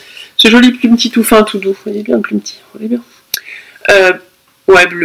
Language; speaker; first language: French; native; French